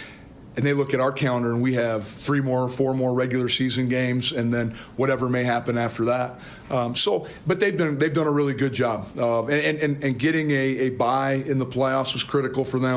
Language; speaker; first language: English; native; English